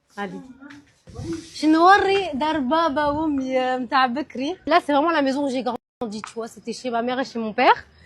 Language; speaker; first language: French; early bilingual, other home language; Arabic